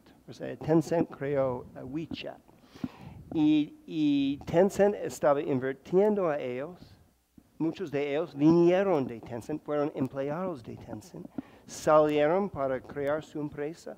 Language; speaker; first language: Spanish; non-native, fluent; English